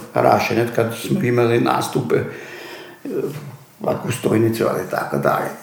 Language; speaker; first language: Croatian; native; Croatian